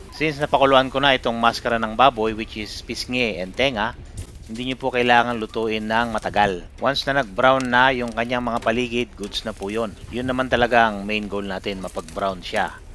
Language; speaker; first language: Filipino; non-native, local second language; Iloko